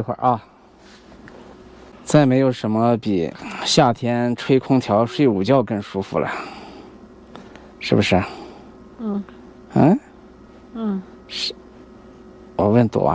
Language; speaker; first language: Chinese; native; Chinese